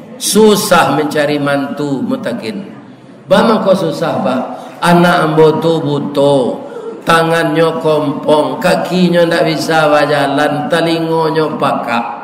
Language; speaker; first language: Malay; non-native, local second language; Minangkabau